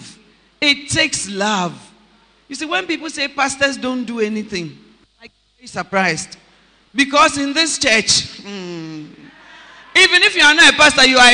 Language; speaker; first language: English; non-native, local second language; Akan